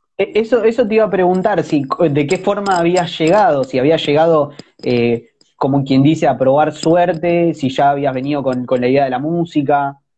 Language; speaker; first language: Spanish; native; Spanish